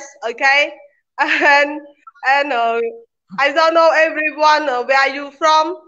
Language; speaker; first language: English; non-native, learner; Khmer